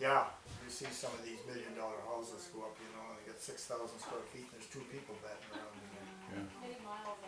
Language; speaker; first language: English; native; English